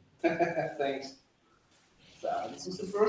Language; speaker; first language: English; non-native, fluent; Dutch